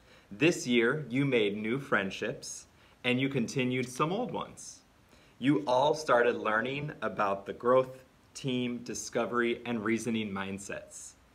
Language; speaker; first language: English; native; English